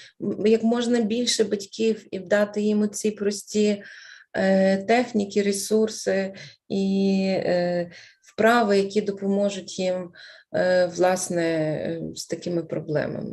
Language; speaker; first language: Ukrainian; native; Ukrainian